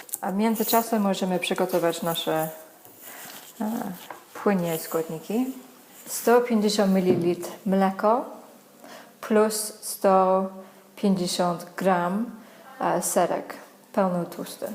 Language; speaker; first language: Polish; non-native, learner; English